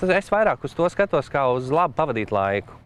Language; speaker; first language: Latvian; native; Latvian